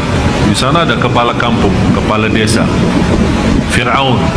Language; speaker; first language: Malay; non-native, fluent; Arabic